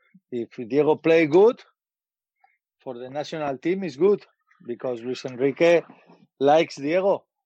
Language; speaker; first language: English; non-native, learner; Spanish